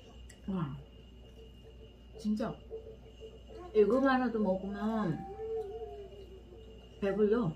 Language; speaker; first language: Korean; non-native, learner; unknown